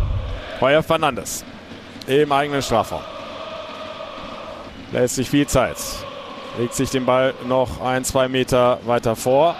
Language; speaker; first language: German; native; German